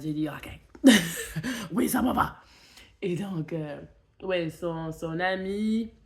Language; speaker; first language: French; non-native, fluent; English